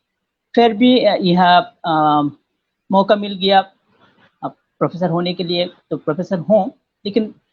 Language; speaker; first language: Hindi; non-native, fluent; Bangla